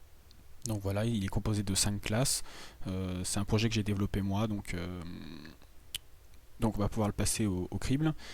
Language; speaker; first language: French; native; French